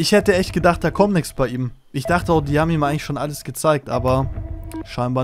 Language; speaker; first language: German; native; German